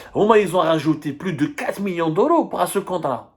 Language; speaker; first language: French; non-native, local second language; Arabic